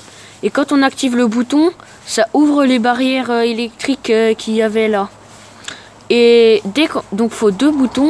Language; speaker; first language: French; native; French